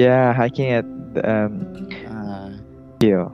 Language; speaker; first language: English; non-native, learner; Indonesian